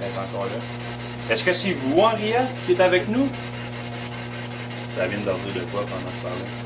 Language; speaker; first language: French; native; French